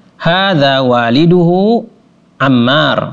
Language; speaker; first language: Arabic; non-native, fluent; Indonesian